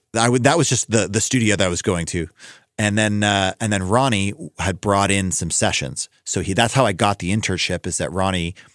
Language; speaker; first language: English; native; English